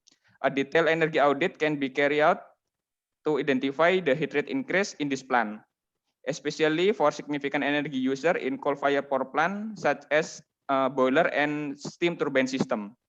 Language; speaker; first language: English; non-native, fluent; Indonesian